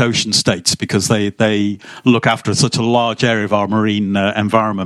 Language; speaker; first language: English; native; English